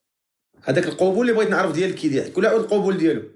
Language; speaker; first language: Arabic; native; Arabic